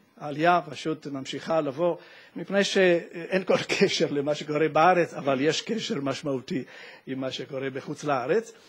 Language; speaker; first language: Hebrew; non-native, fluent; Italian